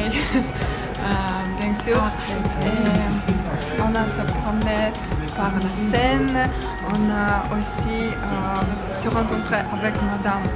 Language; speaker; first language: French; non-native, learner; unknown